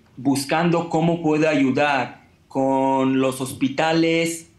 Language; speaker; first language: Spanish; non-native, fluent; Hebrew